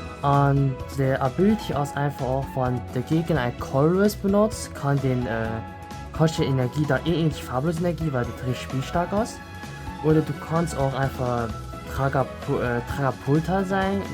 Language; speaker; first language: German; non-native, local second language; Luxembourgish